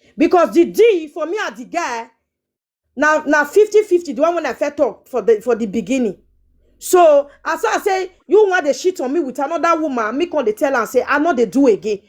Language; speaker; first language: Nigerian Pidgin; native; Nigerian Pidgin